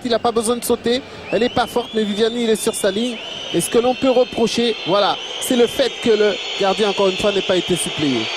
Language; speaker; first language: French; native; French